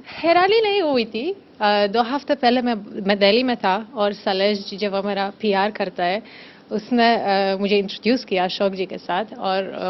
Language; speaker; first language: Hindi; non-native, learner; German